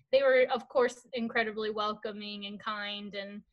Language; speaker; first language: English; early bilingual, other home language; Korean